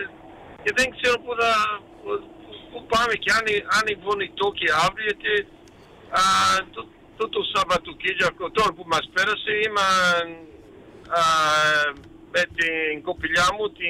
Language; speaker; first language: Greek; early bilingual, heritage; Greek